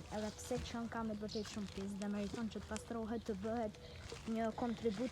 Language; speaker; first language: Albanian; early bilingual, heritage; Albanian